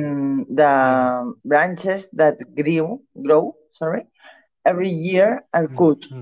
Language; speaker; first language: English; non-native, learner; Catalan